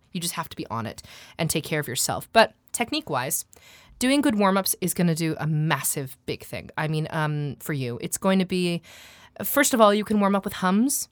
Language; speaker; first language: English; native; English